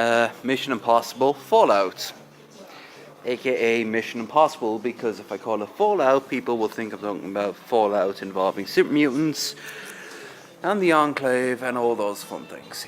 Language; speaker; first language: English; native; English